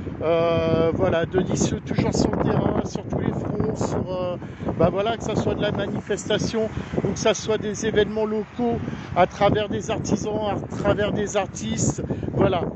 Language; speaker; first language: French; native; French